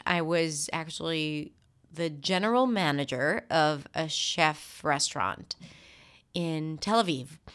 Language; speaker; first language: English; non-native, fluent; Hebrew